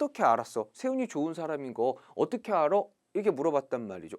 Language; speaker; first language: Korean; native; Korean